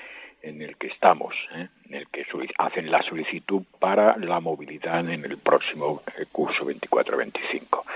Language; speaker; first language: Spanish; native; Spanish